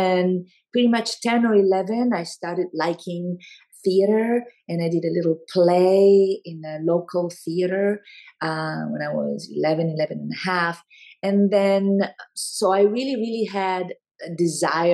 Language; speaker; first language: English; non-native, fluent; Italian